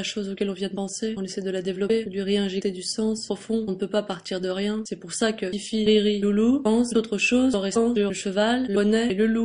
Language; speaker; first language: French; native; French